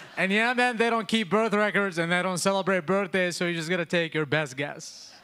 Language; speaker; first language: English; early bilingual, other home language; Arabic